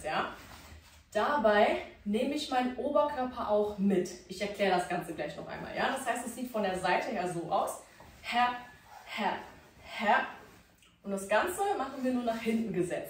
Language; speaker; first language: German; native; German